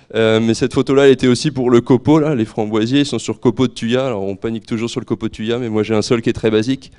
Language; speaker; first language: French; native; French